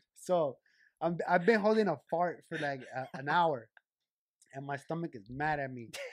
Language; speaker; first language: English; early bilingual, other home language; Spanish